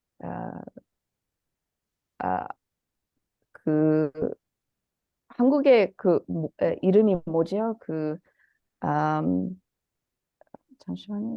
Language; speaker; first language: Korean; early bilingual, heritage; Korean